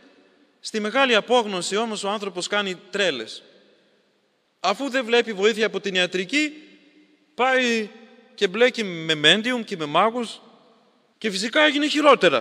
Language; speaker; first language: Greek; native; Greek